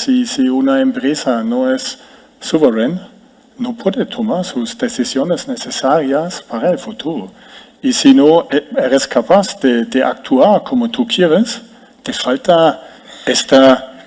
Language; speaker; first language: Spanish; non-native, fluent; German